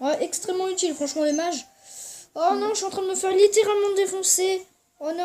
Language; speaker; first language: French; native; French